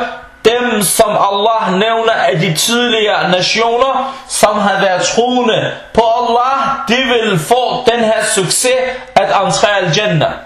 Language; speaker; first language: Danish; non-native, local second language; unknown